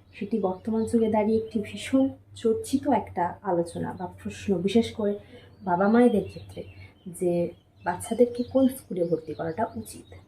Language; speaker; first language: Bangla; native; Bangla